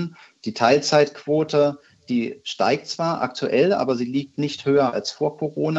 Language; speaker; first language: German; native; German